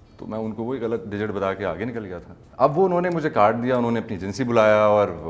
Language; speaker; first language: Urdu; native; Urdu